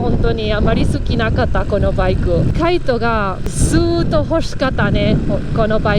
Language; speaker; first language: Japanese; non-native, learner; Spanish